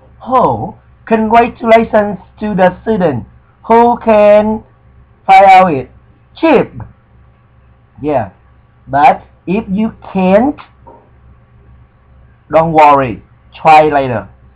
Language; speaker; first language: English; non-native, fluent; Vietnamese